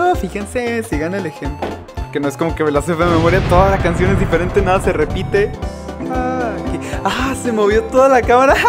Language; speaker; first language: Spanish; native; Spanish